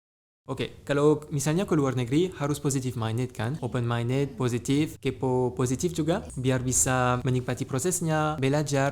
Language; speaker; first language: Indonesian; non-native, fluent; French